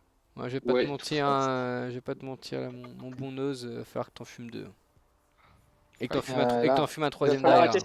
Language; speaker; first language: French; native; French